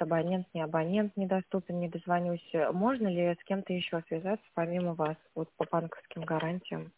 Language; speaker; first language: Russian; native; Russian